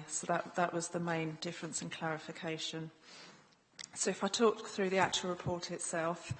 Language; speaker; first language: English; native; English